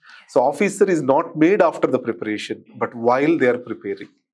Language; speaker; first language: English; non-native, local second language; Telugu